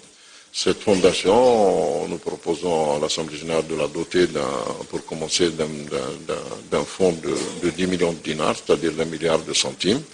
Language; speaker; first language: French; non-native, local second language; Arabic